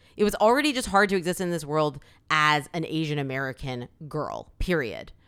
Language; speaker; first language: English; early bilingual, other home language; Korean